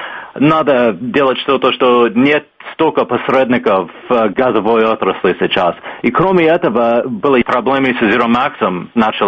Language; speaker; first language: Russian; non-native, fluent; English